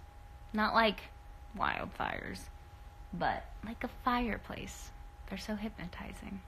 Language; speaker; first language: English; native; English